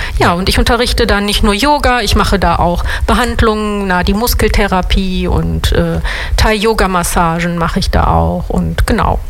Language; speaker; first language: German; early bilingual, other home language; Italian